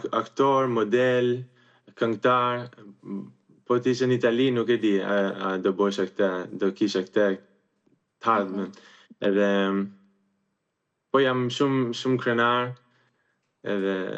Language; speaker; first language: Albanian; early bilingual, heritage; Albanian